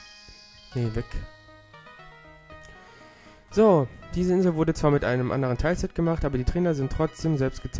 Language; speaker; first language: German; native; German